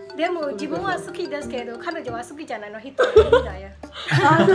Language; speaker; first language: Japanese; non-native, learner; Burmese